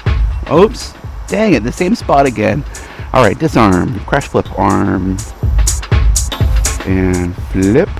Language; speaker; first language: English; native; English